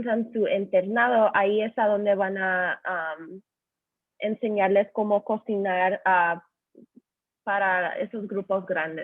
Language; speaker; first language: Spanish; early bilingual, heritage; Spanish